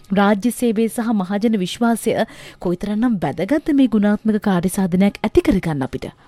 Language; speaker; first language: Sinhala; native; Sinhala